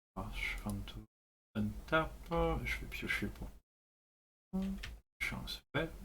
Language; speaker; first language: French; native; French